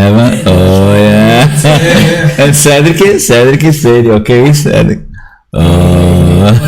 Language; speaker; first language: English; non-native, learner; Portuguese